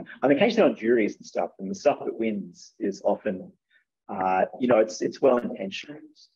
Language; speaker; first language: English; native; English